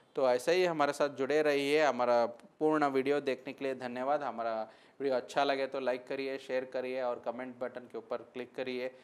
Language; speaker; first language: Hindi; non-native, local second language; Kannada